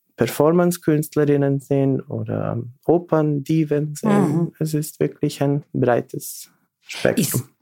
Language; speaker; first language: German; non-native, fluent; Serbian